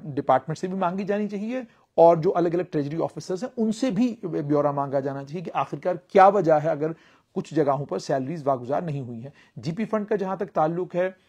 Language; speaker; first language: Hindi; non-native, local second language; Kashmiri